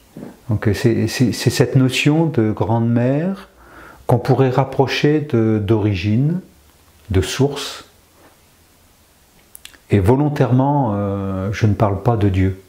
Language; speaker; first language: French; native; French